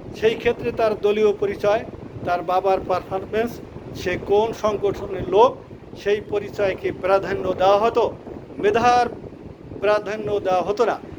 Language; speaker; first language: Bangla; native; Bangla